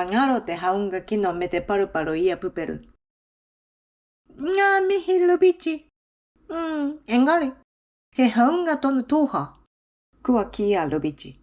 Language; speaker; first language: Māori; non-native, fluent; Japanese